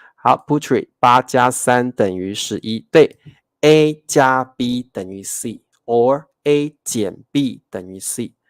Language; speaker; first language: Chinese; native; Chinese